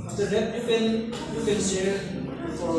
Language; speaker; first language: English; non-native, learner; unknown